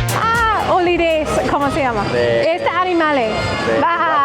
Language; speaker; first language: Spanish; non-native, learner; English